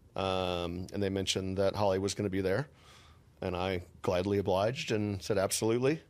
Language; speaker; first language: English; native; English